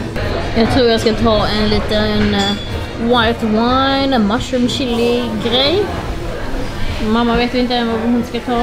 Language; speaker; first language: Swedish; native; Swedish